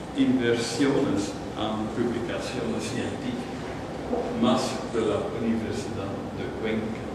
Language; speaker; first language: Spanish; non-native, fluent; Dutch